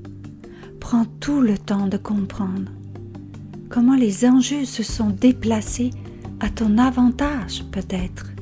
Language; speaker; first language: French; native; French